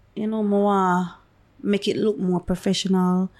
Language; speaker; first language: English; non-native, local second language; Jamaican Creole English